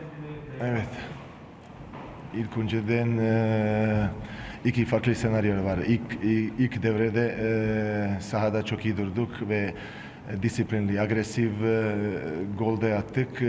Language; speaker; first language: Turkish; non-native, fluent; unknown